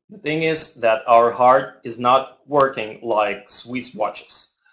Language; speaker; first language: English; non-native, fluent; Russian